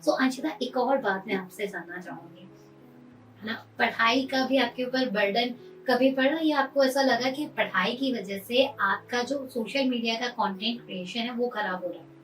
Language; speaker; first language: Hindi; native; Hindi